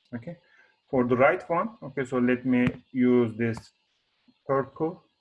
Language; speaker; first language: English; non-native, fluent; Turkish